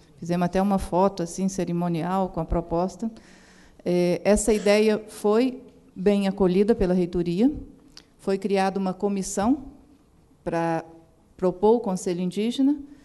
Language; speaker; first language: Portuguese; native; Portuguese